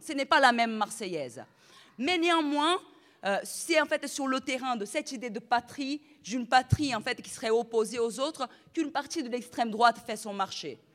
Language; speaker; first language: French; non-native, fluent; Portuguese